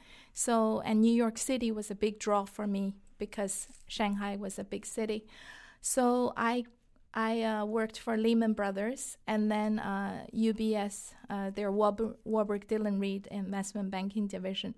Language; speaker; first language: English; non-native, fluent; Chinese